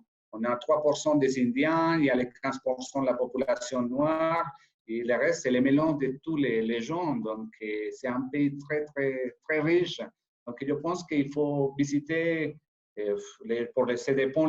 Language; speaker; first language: French; non-native, fluent; Spanish